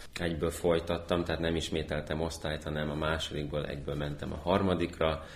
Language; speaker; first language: Hungarian; early bilingual, other home language; Ukrainian